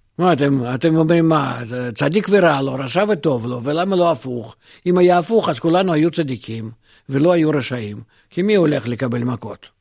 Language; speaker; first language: Hebrew; non-native, fluent; Russian